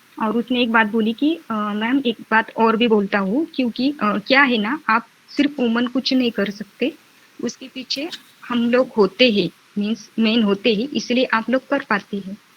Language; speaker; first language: Hindi; non-native, local second language; Marathi